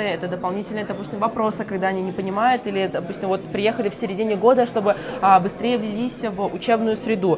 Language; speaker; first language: Russian; native; Russian